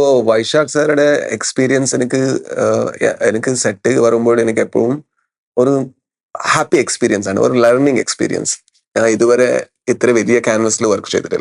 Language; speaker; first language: Malayalam; non-native, learner; Kannada